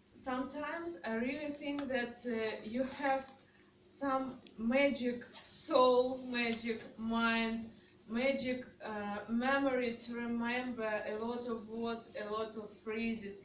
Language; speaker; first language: English; non-native, learner; Russian